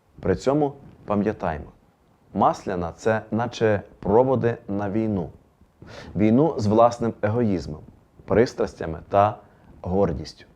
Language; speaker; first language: Ukrainian; native; Ukrainian